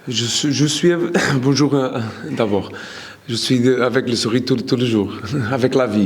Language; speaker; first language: French; non-native, learner; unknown